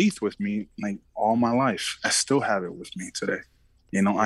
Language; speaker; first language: English; early bilingual, other home language; Samoan